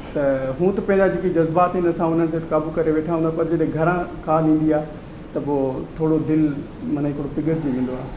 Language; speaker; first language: Sindhi; native; Sindhi